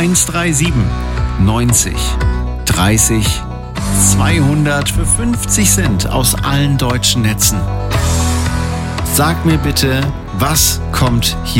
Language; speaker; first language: German; native; German